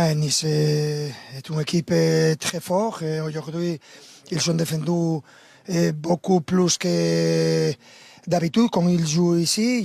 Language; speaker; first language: French; non-native, fluent; Spanish